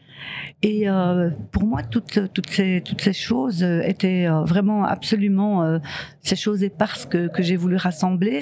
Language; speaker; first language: French; early bilingual, other home language; Riffian